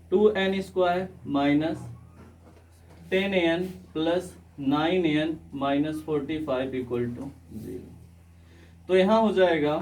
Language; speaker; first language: Hindi; native; Hindi